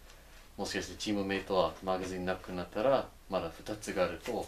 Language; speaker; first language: Japanese; non-native, learner; English